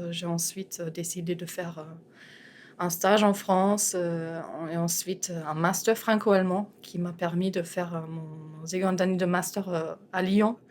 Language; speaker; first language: French; non-native, fluent; German